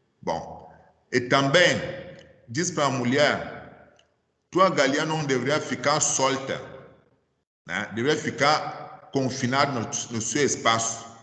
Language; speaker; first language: Portuguese; non-native, fluent; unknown